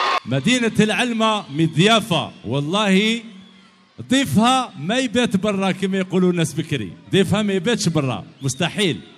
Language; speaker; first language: Arabic; native; Arabic